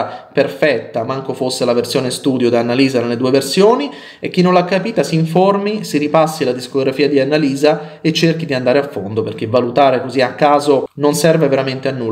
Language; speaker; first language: Italian; native; Italian